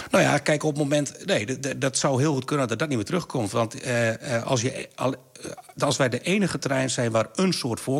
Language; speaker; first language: Dutch; native; Dutch